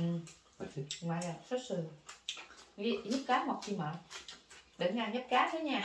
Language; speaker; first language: Korean; non-native, learner; Vietnamese